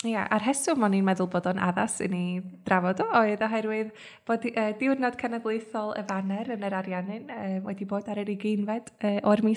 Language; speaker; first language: Welsh; native; Welsh